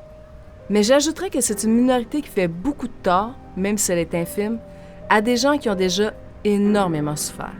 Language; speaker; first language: French; native; French